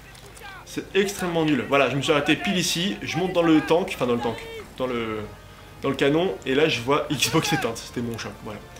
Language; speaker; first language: French; native; French